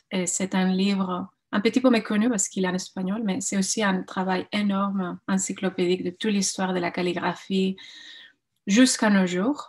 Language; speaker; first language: French; non-native, fluent; Spanish